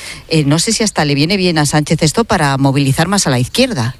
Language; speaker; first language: Spanish; native; Spanish